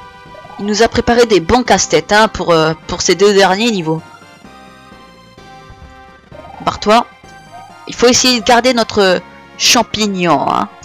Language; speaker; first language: French; native; French